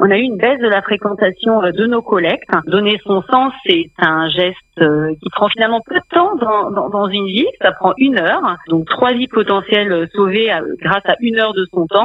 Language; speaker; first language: French; native; French